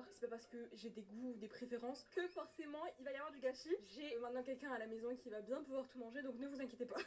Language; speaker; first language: French; native; French